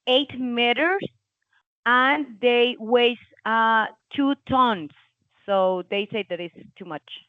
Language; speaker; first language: English; non-native, learner; Spanish